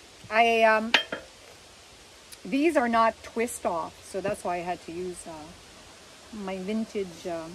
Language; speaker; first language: English; early bilingual, other home language; French